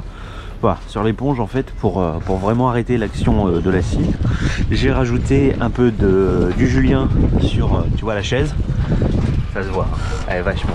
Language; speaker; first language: French; native; French